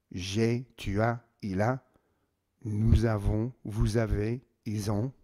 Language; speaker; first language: French; non-native, fluent; English